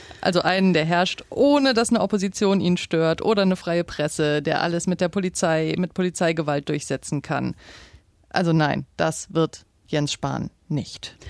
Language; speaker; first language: German; native; German